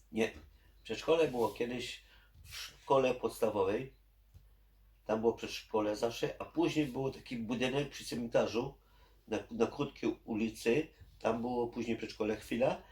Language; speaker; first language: Polish; native; Polish